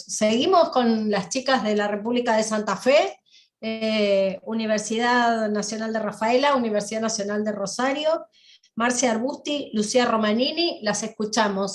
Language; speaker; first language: Spanish; native; Spanish